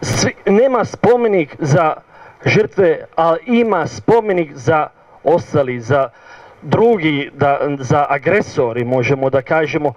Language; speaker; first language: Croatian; non-native, learner; Italian